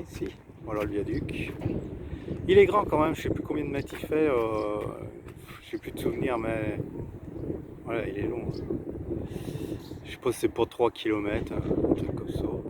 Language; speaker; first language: French; native; French